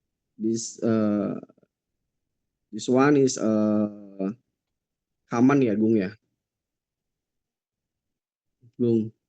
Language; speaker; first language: English; non-native, learner; Indonesian